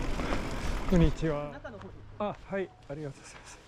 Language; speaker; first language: Japanese; non-native, learner; English